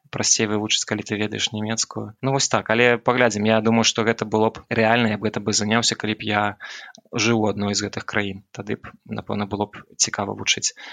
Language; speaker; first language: Belarusian; non-native, local second language; Russian